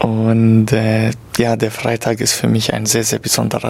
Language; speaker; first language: German; non-native, fluent; Arabic